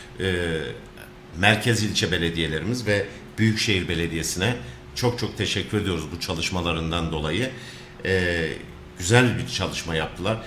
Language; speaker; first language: Turkish; native; Turkish